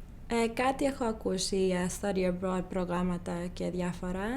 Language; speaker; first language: Greek; early bilingual, heritage; Greek